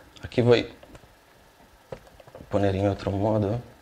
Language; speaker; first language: Spanish; non-native, fluent; Portuguese